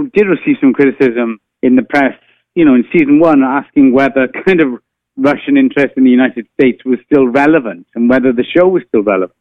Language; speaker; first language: English; native; English